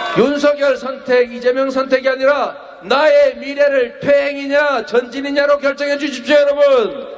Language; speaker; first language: Korean; native; Korean